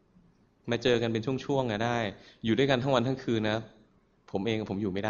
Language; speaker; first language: Thai; native; Thai